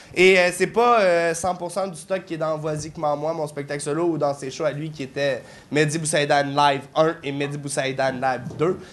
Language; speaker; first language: French; native; French